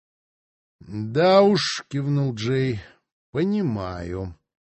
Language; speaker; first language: Russian; native; Russian